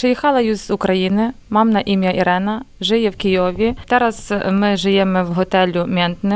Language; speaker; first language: Polish; non-native, learner; Ukrainian